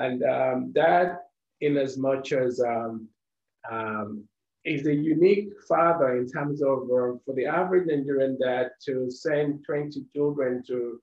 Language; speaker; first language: English; non-native, local second language; Yoruba